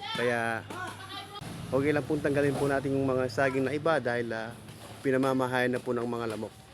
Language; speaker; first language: Filipino; non-native, local second language; Pampanga